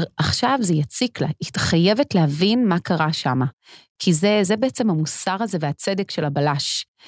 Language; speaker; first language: Hebrew; native; Hebrew